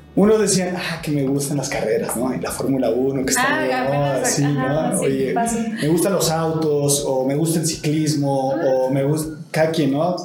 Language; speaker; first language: Spanish; native; Spanish